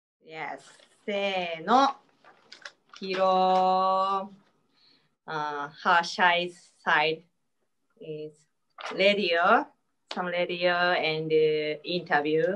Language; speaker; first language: English; non-native, learner; Japanese